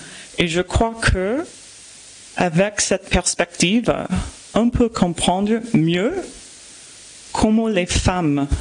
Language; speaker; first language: French; non-native, fluent; English